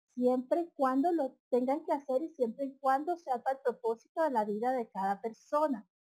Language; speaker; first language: Spanish; native; Spanish